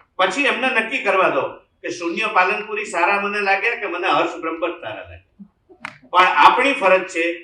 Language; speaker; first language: Gujarati; native; Gujarati